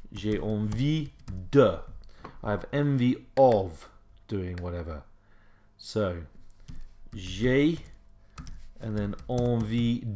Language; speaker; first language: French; non-native, fluent; English